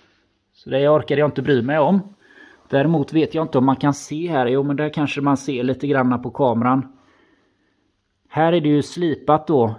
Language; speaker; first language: Swedish; native; Swedish